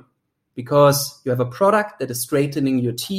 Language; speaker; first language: English; non-native, fluent; German